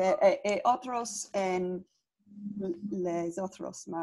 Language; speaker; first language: Spanish; non-native, learner; English